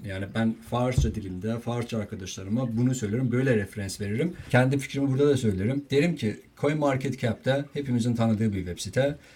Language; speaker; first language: Turkish; non-native, fluent; Persian